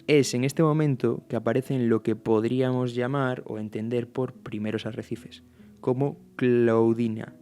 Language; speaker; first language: Spanish; native; Spanish